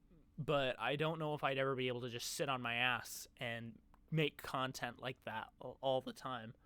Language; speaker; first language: English; native; English